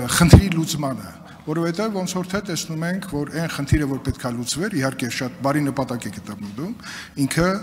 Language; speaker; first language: Armenian; native; Armenian